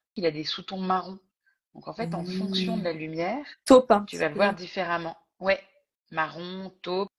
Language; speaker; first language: French; native; French